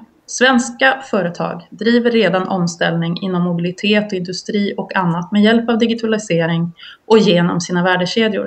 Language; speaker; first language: Swedish; native; Swedish